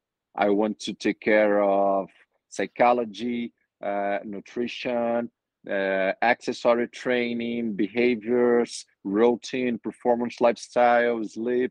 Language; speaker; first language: English; non-native, fluent; Portuguese